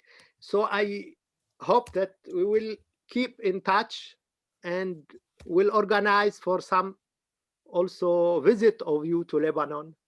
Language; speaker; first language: English; non-native, fluent; Arabic